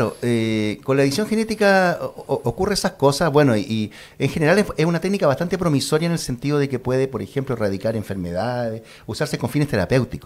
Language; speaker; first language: Spanish; native; Spanish